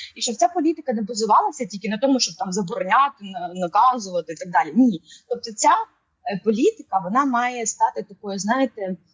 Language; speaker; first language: Ukrainian; non-native, local second language; Russian